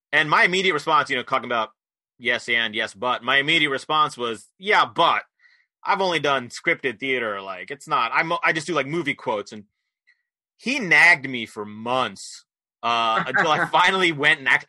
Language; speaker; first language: English; native; English